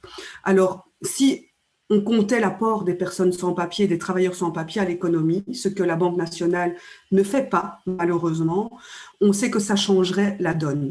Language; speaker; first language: French; native; French